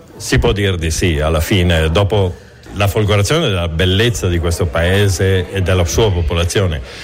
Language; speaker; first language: Italian; native; Italian